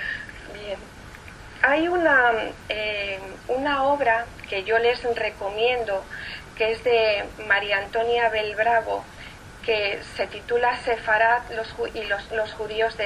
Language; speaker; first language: Spanish; native; Spanish